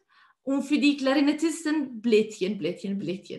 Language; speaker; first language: German; non-native, fluent; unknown